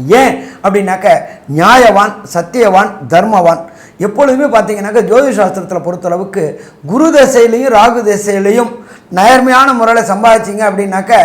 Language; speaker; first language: Tamil; native; Tamil